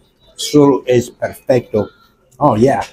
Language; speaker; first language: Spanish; non-native, learner; English